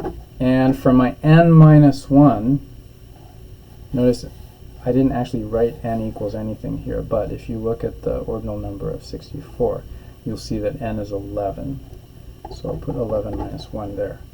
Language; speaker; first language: English; native; English